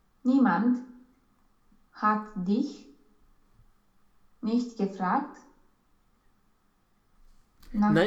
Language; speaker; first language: German; non-native, learner; Romanian